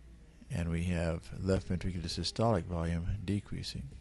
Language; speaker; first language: English; native; English